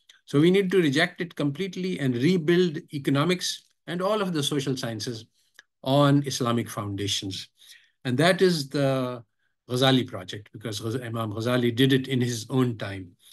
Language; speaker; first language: English; non-native, local second language; Urdu